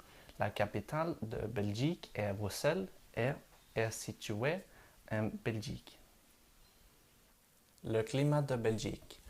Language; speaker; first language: French; non-native, learner; Norwegian